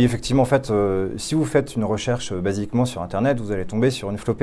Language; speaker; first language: French; native; French